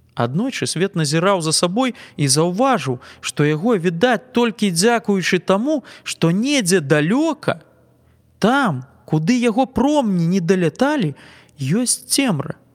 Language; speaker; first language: Belarusian; native; Belarusian